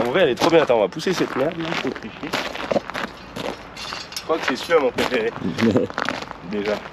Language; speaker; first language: French; native; French